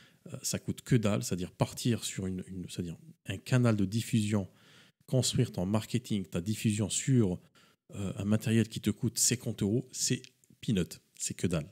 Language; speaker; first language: French; native; French